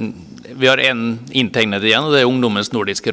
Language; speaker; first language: Norwegian; native; Norwegian